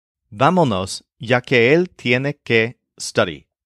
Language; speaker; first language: Spanish; non-native, fluent; English